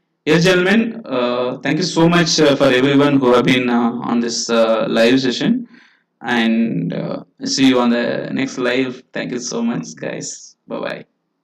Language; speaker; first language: English; non-native, local second language; Tamil